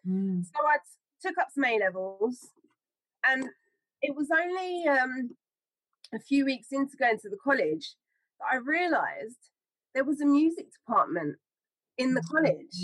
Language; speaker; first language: English; native; English